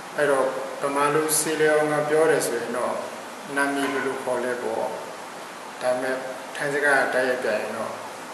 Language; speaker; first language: Burmese; native; Burmese